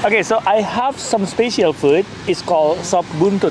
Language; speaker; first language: English; non-native, learner; Indonesian